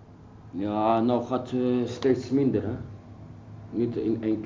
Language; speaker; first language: Dutch; non-native, learner; Arabic